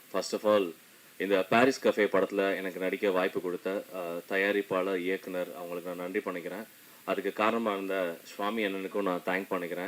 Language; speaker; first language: Tamil; native; Tamil